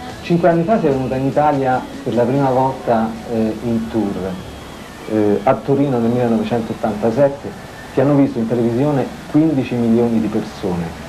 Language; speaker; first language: Italian; native; Italian